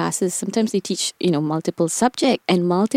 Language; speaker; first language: English; non-native, local second language; Tamil